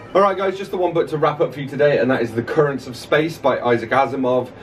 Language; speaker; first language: English; native; English